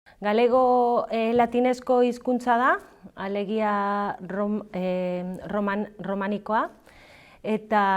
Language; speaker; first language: Basque; non-native, learner; Galician